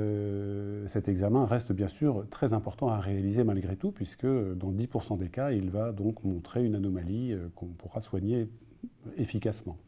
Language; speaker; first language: French; native; French